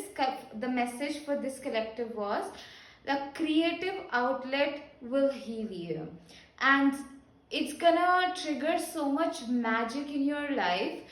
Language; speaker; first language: English; non-native, local second language; Hindi